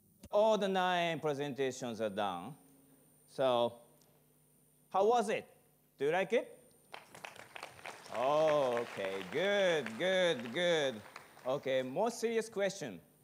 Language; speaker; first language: English; non-native, fluent; Japanese